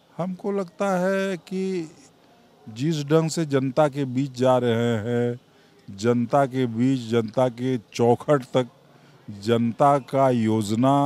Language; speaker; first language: Hindi; native; Hindi